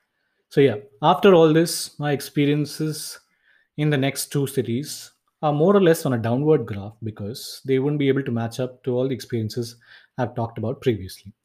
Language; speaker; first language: English; non-native, local second language; Tamil